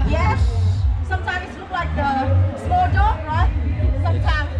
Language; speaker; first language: English; non-native, learner; Vietnamese